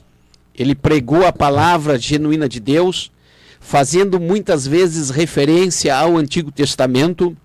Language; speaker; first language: Portuguese; native; Portuguese